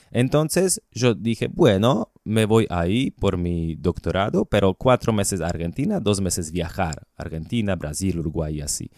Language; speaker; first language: Spanish; non-native, fluent; Slovak